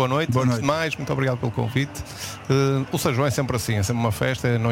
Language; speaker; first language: Portuguese; native; Portuguese